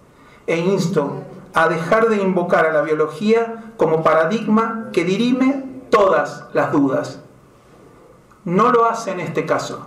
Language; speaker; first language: Spanish; native; Spanish